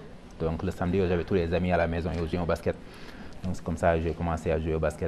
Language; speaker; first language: French; non-native, local second language; Wolof